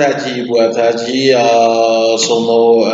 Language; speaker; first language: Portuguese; non-native, learner; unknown